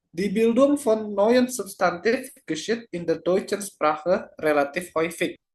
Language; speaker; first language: German; non-native, learner; Indonesian